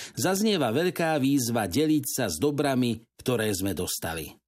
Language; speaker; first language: Slovak; native; Slovak